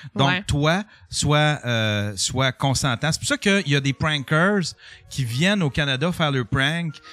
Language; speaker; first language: French; native; French